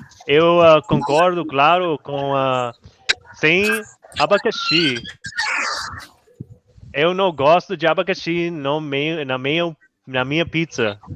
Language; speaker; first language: Portuguese; non-native, learner; English